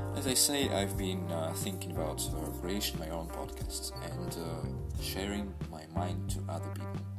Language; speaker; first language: English; non-native, fluent; Russian